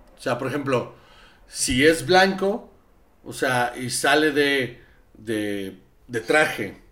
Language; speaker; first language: Spanish; native; Spanish